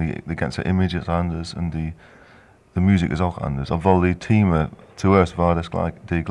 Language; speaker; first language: German; non-native, fluent; English